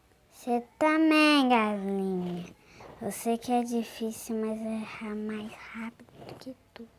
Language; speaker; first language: Portuguese; native; Portuguese